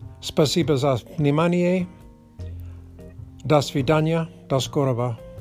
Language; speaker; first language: Russian; non-native, learner; English